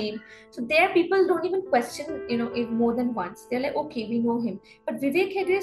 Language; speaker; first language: English; non-native, local second language; Assamese